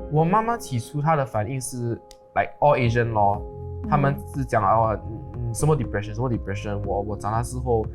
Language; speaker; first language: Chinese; non-native, local second language; English